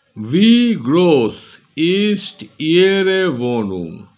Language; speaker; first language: German; non-native, learner; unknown